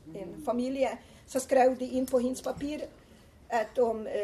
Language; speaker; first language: Danish; non-native, fluent; Hungarian